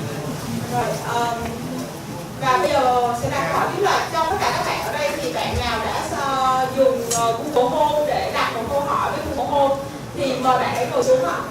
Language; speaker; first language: Vietnamese; native; Vietnamese